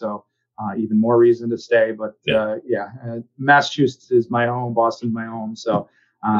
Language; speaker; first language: English; native; English